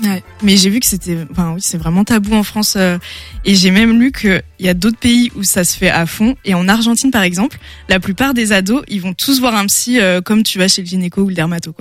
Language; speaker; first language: French; native; French